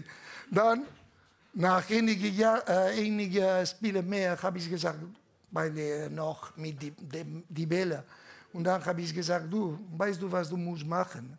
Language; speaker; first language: German; non-native, learner; Catalan